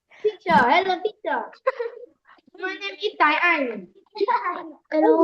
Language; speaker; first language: English; non-native, learner; Vietnamese